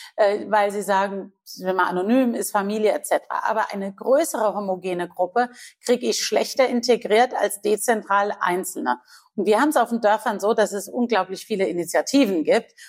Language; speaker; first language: German; native; German